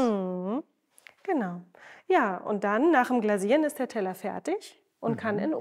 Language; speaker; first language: German; native; German